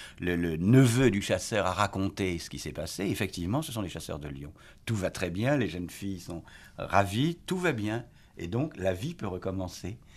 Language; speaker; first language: French; native; French